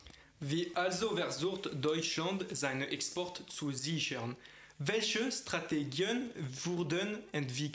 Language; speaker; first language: German; non-native, fluent; French